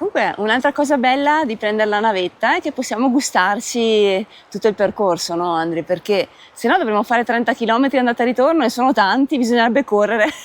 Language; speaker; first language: Italian; native; Italian